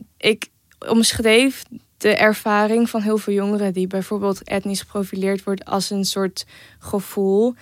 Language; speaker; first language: Dutch; native; Dutch